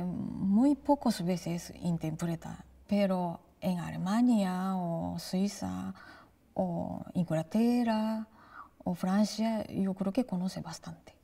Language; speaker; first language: Spanish; non-native, learner; Japanese